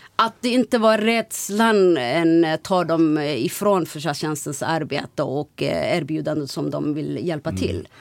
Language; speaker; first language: Swedish; non-native, fluent; Somali